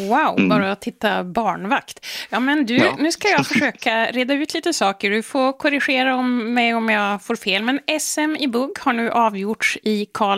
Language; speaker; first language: Swedish; native; Swedish